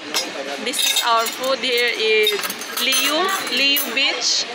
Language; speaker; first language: English; non-native, local second language; Filipino